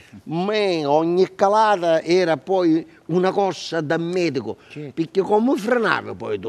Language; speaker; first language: Italian; native; Italian